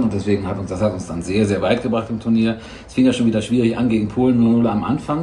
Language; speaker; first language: German; native; German